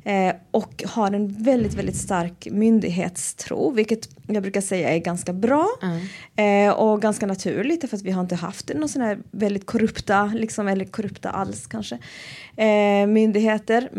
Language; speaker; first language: Swedish; native; Swedish